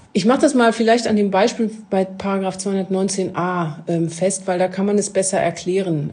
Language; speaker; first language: German; native; German